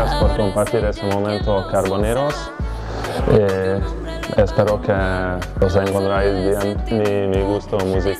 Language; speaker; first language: Spanish; non-native, fluent; Hungarian